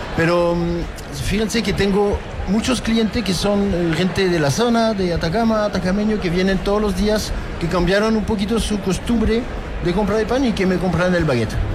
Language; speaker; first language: Spanish; non-native, fluent; French